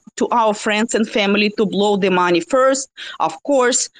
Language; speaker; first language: English; non-native, fluent; Russian